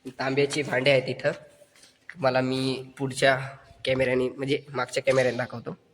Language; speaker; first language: Marathi; non-native, local second language; Kukna